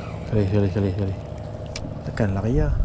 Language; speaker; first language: Malay; native; Malay